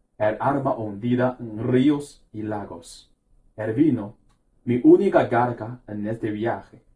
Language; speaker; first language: Spanish; non-native, fluent; Chinese